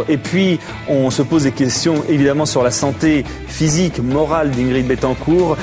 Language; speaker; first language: French; native; French